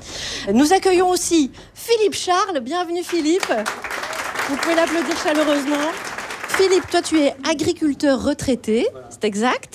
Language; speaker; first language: French; native; French